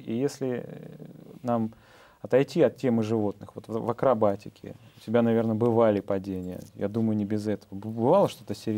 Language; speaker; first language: Russian; native; Russian